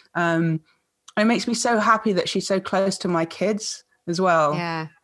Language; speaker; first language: English; native; English